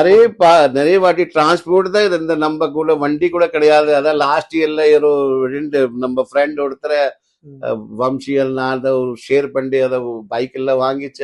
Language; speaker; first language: Tamil; non-native, fluent; Hindi